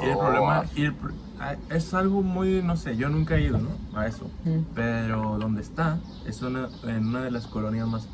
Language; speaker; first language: Spanish; native; Spanish